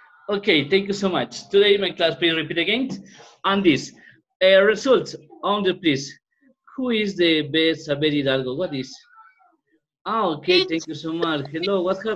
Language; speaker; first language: English; non-native, learner; Spanish